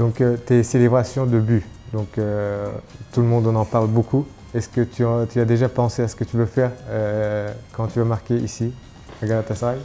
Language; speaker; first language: French; non-native, fluent; Turkish